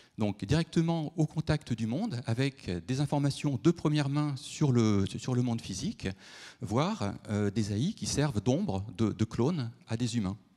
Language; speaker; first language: French; native; French